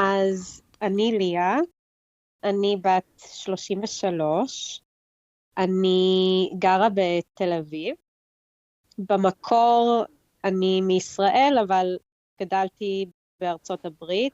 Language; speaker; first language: Hebrew; early bilingual, heritage; Hebrew